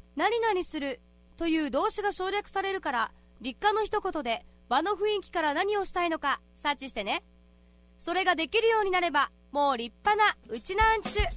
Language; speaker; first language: Japanese; native; Japanese